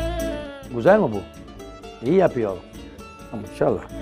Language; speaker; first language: Turkish; non-native, learner; Italian